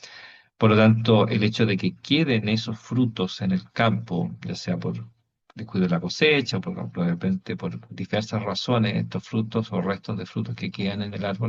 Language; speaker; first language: Spanish; native; Spanish